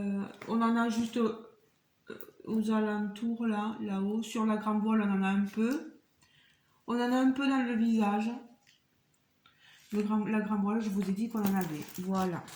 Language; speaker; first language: French; native; French